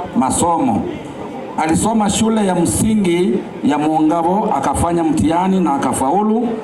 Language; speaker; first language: Swahili; non-native, local second language; Luyia